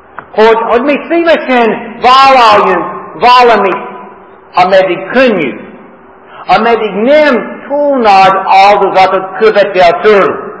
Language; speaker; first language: Hungarian; non-native, fluent; English